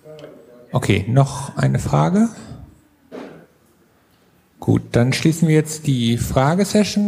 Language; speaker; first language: German; native; German